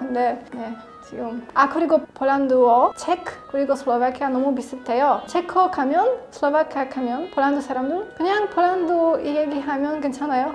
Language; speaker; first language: Korean; non-native, learner; Polish